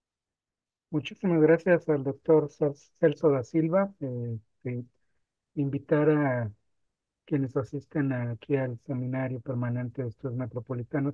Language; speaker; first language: Spanish; native; Spanish